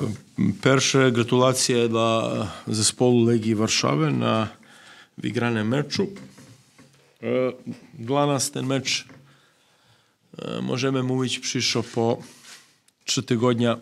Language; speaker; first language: Polish; non-native, fluent; Serbian